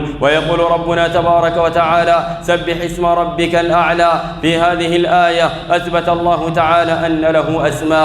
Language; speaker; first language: Arabic; native; Arabic